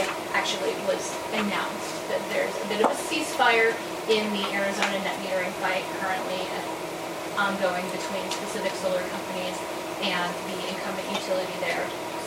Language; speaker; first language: English; native; English